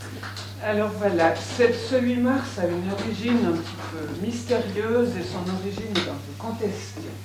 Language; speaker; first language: French; native; French